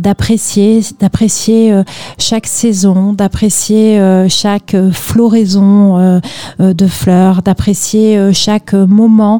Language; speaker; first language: French; native; French